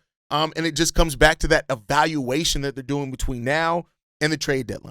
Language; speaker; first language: English; native; English